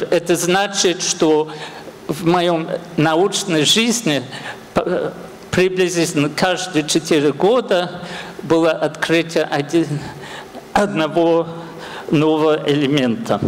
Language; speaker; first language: Russian; non-native, fluent; English